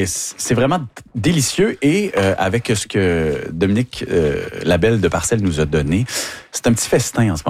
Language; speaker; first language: French; native; French